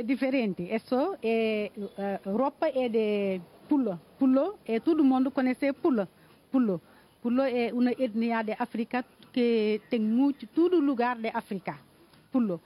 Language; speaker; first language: Portuguese; non-native, learner; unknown